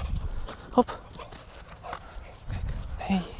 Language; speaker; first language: Dutch; non-native, learner; Polish